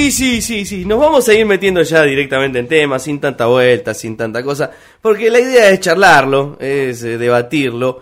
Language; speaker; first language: Spanish; native; Spanish